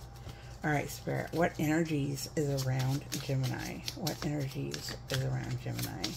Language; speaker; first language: English; native; English